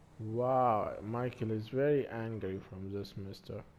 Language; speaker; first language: English; non-native, learner; Arabic